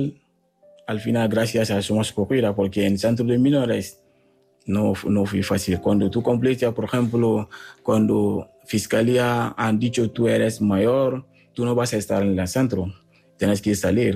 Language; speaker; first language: Spanish; non-native, fluent; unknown